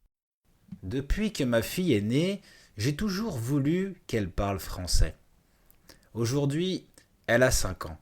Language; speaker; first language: French; native; French